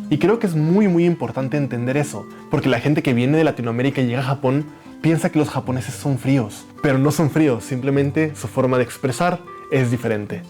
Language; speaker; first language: Spanish; native; Spanish